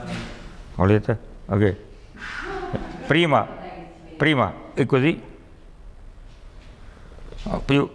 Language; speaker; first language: Italian; non-native, learner; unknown